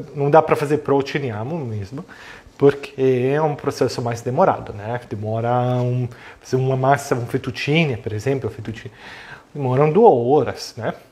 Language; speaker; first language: Portuguese; non-native, fluent; Italian